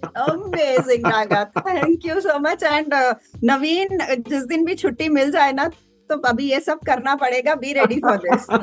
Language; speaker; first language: Hindi; native; Hindi